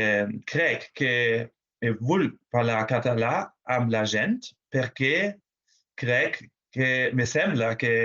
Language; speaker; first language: Spanish; non-native, fluent; German